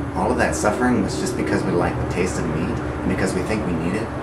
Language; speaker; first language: English; native; English